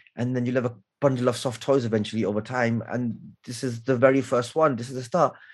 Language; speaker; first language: English; native; English